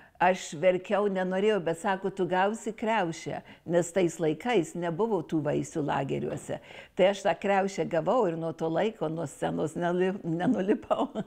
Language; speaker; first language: Lithuanian; early bilingual, heritage; Lithuanian